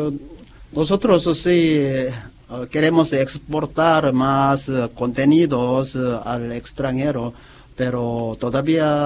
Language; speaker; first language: Spanish; non-native, learner; Korean